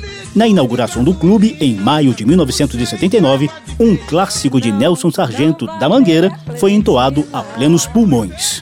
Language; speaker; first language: Portuguese; native; Portuguese